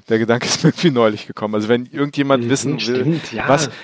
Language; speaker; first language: German; native; German